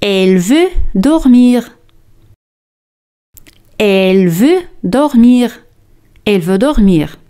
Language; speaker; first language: French; non-native, fluent; Spanish